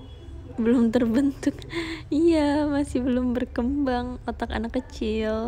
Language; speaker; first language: Indonesian; native; Indonesian